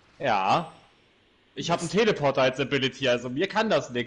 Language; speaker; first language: German; native; German